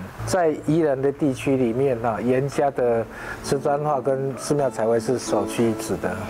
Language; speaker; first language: Chinese; native; Chinese